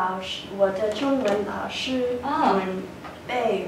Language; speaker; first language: Chinese; non-native, learner; English